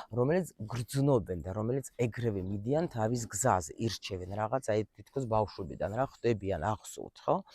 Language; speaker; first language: Georgian; early bilingual, heritage; Russian